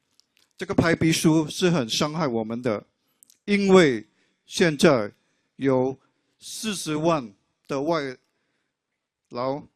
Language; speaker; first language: Chinese; non-native, local second language; English